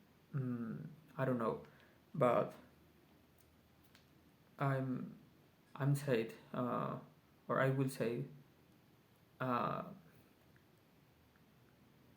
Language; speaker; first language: English; non-native, learner; Spanish